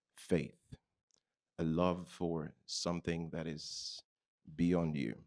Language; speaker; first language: English; non-native, local second language; Yoruba